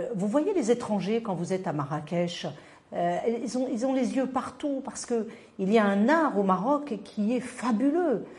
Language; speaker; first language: French; non-native, local second language; Arabic